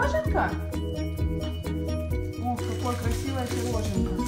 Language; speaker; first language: Russian; native; Russian